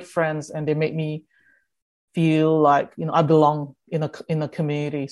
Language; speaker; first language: English; early bilingual, other home language; Indonesian